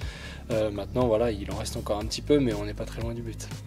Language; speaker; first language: French; native; French